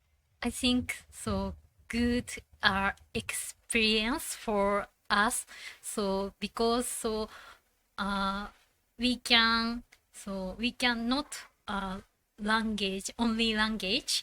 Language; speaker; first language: English; non-native, learner; Japanese